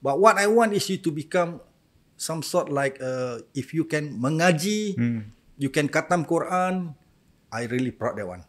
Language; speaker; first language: English; non-native, local second language; Malay